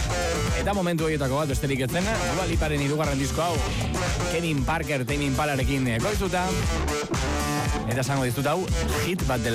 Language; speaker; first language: Basque; native; Basque